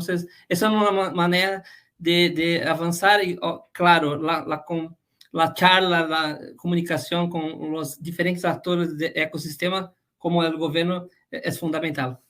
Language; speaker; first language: Spanish; non-native, fluent; Portuguese